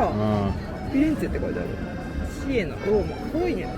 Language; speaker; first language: Japanese; native; Japanese